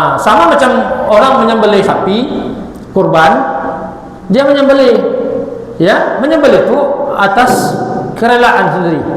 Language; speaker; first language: Indonesian; native; Indonesian